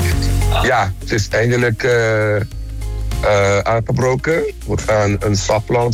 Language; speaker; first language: Dutch; non-native, local second language; Papiamento